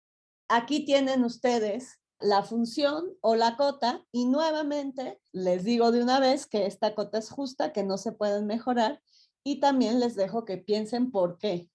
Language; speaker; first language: Spanish; native; Spanish